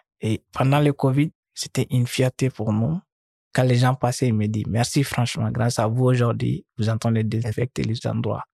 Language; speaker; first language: French; non-native, local second language; Fula